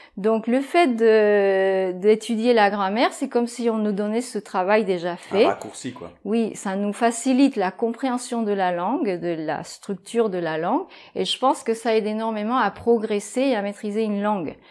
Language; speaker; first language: French; non-native, fluent; Japanese